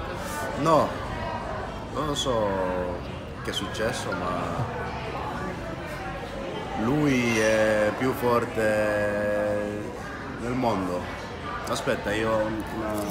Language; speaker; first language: Italian; non-native, learner; Dutch